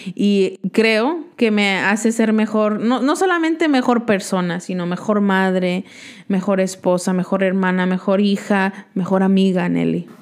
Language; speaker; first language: Spanish; early bilingual, heritage; Spanish